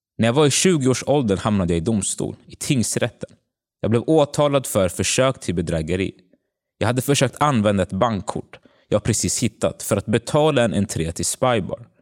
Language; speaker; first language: Swedish; early bilingual, other home language; Tigrinya